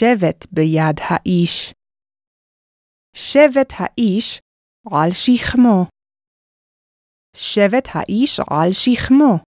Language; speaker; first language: Hebrew; non-native, fluent; English